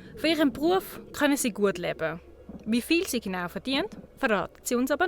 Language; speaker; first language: German; native; German